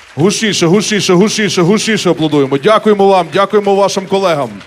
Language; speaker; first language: Ukrainian; native; Ukrainian